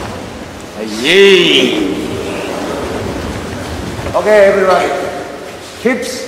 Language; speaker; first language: English; non-native, learner; Japanese